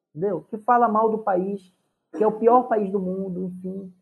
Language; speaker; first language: Portuguese; native; Portuguese